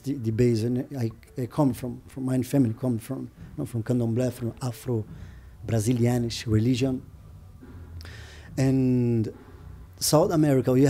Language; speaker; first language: English; non-native, learner; Portuguese